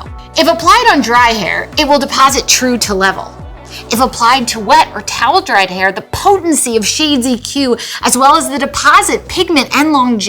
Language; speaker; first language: English; native; English